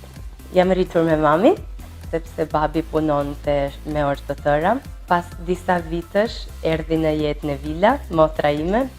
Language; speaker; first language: Albanian; early bilingual, heritage; Albanian